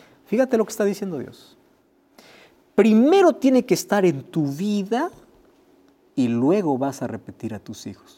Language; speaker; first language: Spanish; native; Spanish